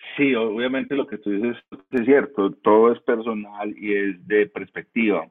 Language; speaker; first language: Spanish; early bilingual, heritage; Spanish